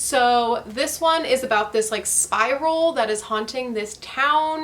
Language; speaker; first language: English; native; English